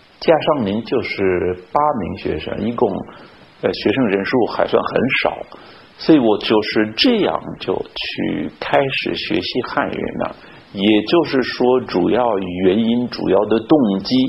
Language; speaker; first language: Chinese; non-native, fluent; French